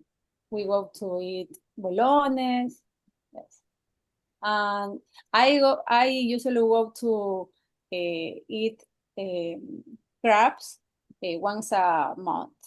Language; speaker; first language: English; non-native, learner; Spanish